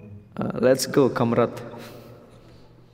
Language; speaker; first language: English; non-native, learner; Indonesian